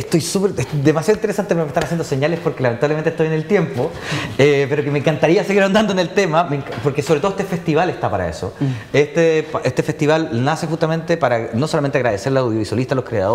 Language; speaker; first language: Spanish; native; Spanish